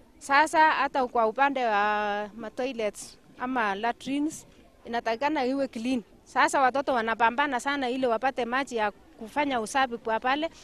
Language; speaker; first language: Swahili; non-native, local second language; Kalenjin